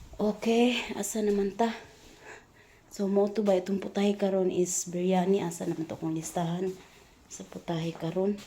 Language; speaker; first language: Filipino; non-native, local second language; Cebuano